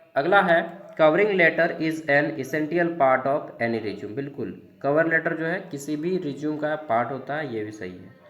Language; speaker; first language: Hindi; native; Hindi